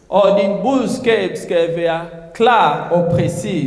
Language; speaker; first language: Swedish; non-native, learner; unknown